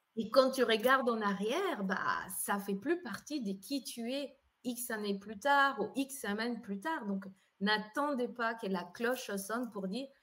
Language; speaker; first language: French; non-native, fluent; Spanish